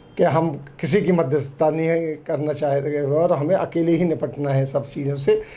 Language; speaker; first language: Urdu; native; Urdu